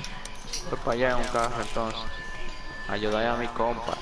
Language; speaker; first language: Spanish; native; Spanish